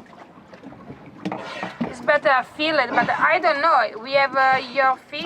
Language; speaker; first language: English; non-native, learner; Spanish